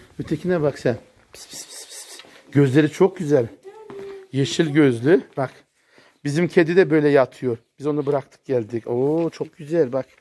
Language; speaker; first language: Turkish; early bilingual, heritage; Turkish